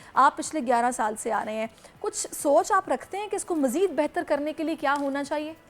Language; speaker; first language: Urdu; native; Urdu